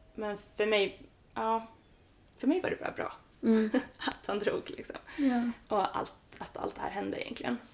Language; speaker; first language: Swedish; early bilingual, other home language; Spanish